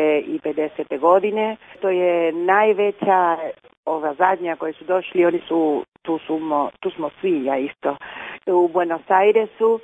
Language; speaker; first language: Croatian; early bilingual, heritage; Croatian